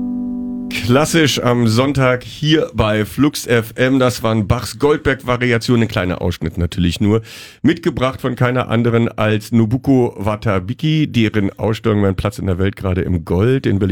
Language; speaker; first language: German; native; German